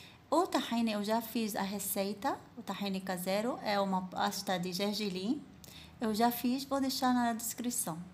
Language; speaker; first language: Portuguese; non-native, fluent; Arabic